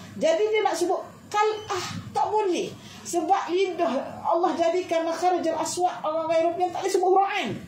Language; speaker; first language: Malay; native; Malay